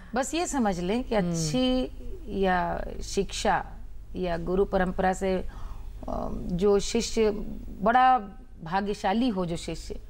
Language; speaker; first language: Hindi; native; Hindi